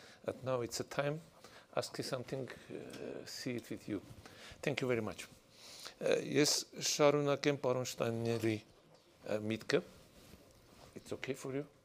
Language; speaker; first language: English; non-native, learner; Armenian